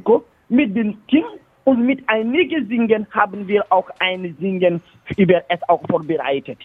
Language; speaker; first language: German; non-native, learner; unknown